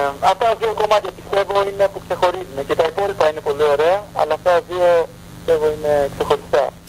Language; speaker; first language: Greek; early bilingual, other home language; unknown